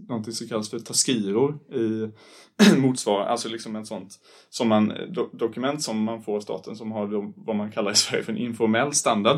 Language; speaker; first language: Swedish; native; Swedish